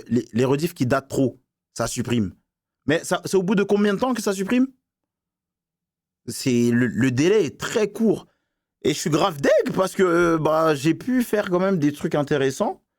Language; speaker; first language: French; native; French